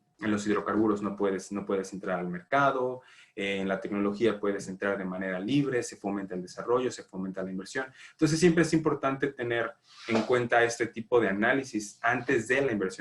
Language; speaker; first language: Spanish; native; Spanish